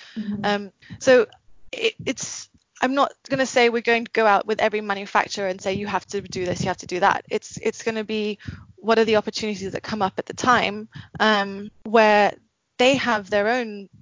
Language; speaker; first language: English; native; English